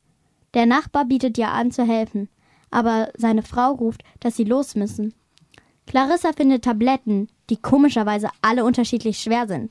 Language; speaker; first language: German; native; German